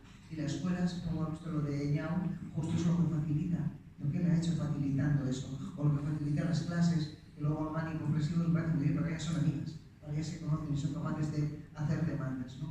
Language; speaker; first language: Spanish; native; Spanish